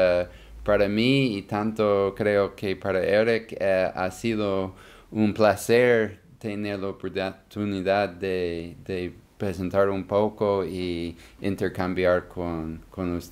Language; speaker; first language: Spanish; non-native, fluent; English